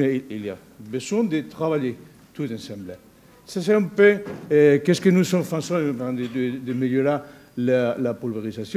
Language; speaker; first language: French; non-native, learner; Spanish